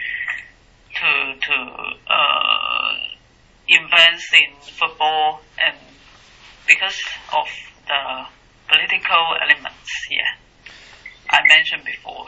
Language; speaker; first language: English; non-native, learner; Chinese